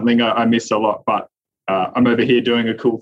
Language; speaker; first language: English; native; English